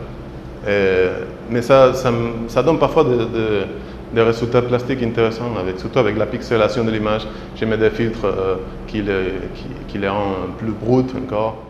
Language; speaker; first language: French; non-native, fluent; Spanish